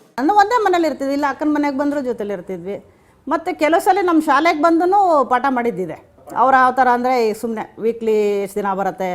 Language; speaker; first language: Kannada; native; Kannada